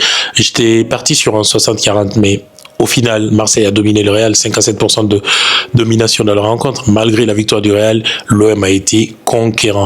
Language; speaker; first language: French; native; French